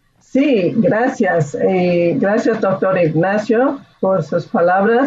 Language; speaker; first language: Spanish; non-native, fluent; English